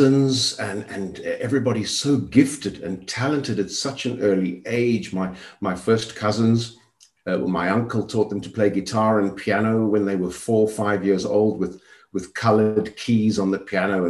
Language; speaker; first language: English; native; English